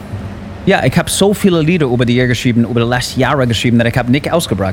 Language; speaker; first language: German; non-native, learner; English